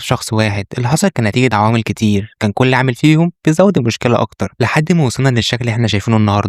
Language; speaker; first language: Arabic; native; Arabic